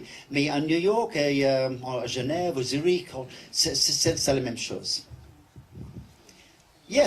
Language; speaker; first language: French; non-native, learner; English